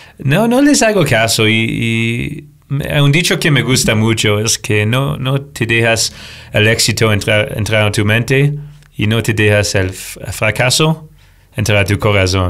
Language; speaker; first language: Spanish; non-native, fluent; English